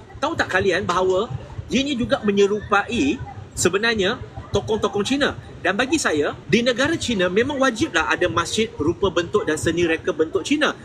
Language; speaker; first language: Malay; non-native, local second language; Chinese